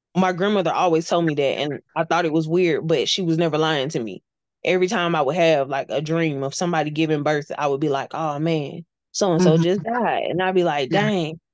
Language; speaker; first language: English; native; English